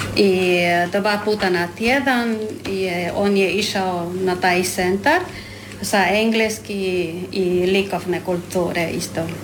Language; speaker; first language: Croatian; non-native, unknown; Spanish